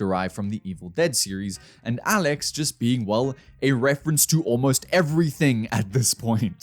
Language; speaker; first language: English; native; English